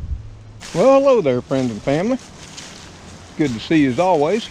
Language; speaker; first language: English; native; English